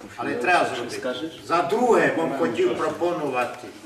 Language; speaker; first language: Ukrainian; early bilingual, heritage; Ukrainian